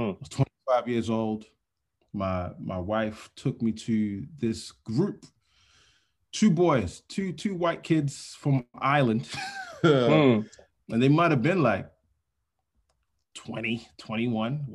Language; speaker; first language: English; non-native, local second language; Yoruba